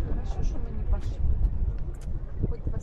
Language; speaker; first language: Russian; native; Russian